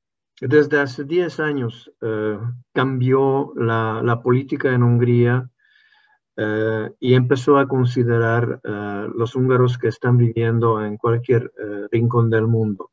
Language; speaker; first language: Spanish; non-native, fluent; Hungarian